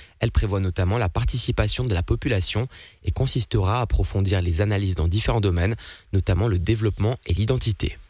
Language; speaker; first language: French; native; French